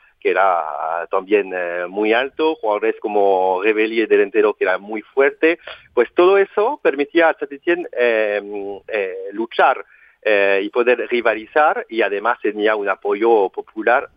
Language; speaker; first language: Spanish; non-native, fluent; French